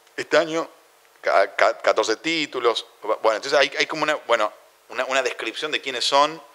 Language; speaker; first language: Spanish; native; Spanish